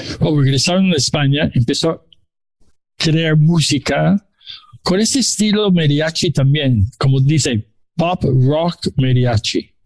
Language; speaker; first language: Spanish; non-native, learner; English